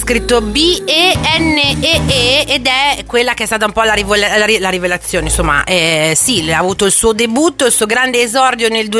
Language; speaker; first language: Italian; native; Italian